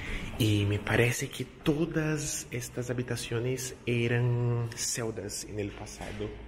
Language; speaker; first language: Spanish; non-native, fluent; Portuguese